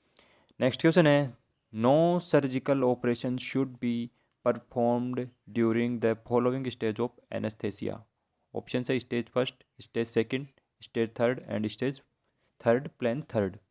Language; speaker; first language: Hindi; native; Hindi